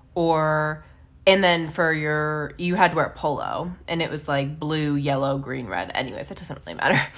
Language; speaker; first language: English; native; English